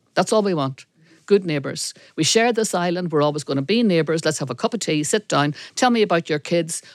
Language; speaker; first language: English; native; English